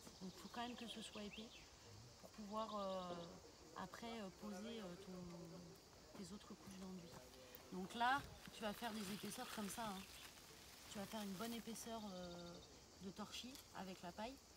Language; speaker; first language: French; native; French